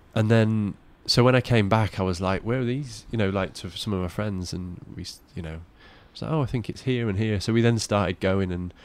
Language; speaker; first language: English; native; English